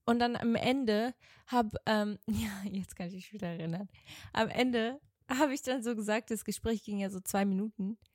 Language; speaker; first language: German; native; German